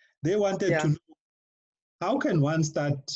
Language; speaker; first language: English; non-native, local second language; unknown